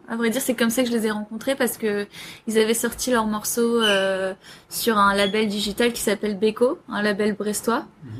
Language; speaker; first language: French; native; French